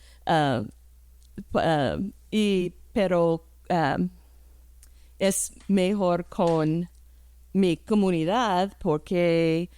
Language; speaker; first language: Spanish; early bilingual, heritage; English